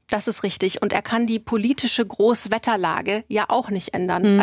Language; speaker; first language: German; native; German